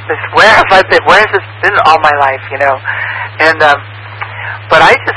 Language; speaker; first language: English; native; English